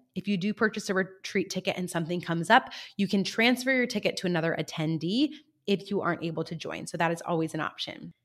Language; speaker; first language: English; native; English